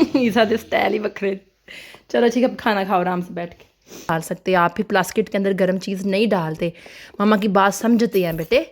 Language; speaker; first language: Urdu; non-native, local second language; Punjabi